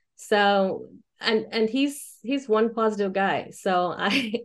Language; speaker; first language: English; early bilingual, other home language; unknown